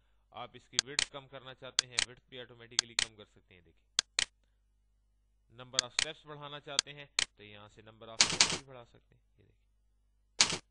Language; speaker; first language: Urdu; native; Urdu